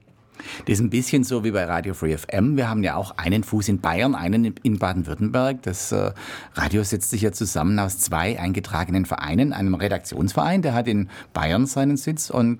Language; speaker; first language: German; native; German